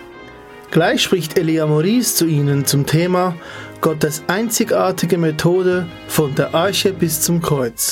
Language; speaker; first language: German; native; German